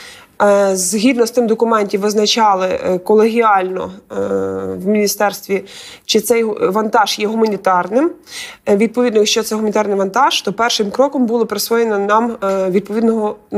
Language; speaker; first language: Ukrainian; native; Ukrainian